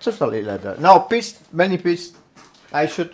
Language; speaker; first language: English; non-native, learner; Italian